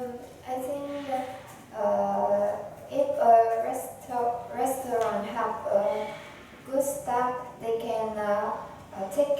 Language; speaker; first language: English; non-native, learner; Vietnamese